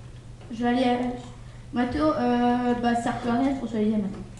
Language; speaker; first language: French; native; French